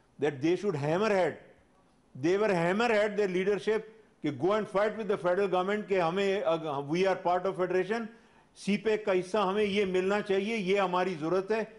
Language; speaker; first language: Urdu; non-native, local second language; Pashto